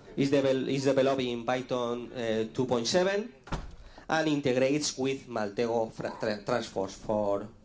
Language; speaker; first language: English; non-native, fluent; Spanish